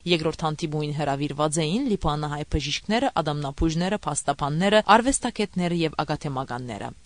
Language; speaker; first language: Armenian; early bilingual, heritage; Armenian